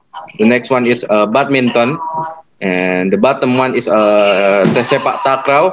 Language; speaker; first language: English; non-native, learner; Indonesian